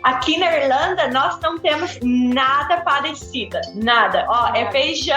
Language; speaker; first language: Portuguese; non-native, fluent; English